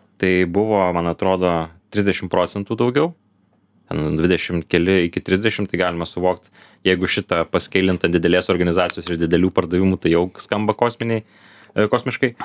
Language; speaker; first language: Lithuanian; native; Lithuanian